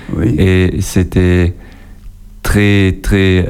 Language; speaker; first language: French; non-native, learner; German